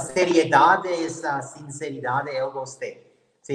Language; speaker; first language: Portuguese; non-native, fluent; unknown